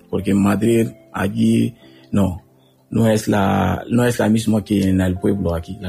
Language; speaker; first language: Spanish; non-native, learner; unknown